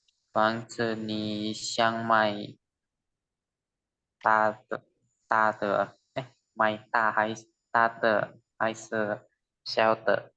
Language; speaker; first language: Chinese; non-native, learner; Indonesian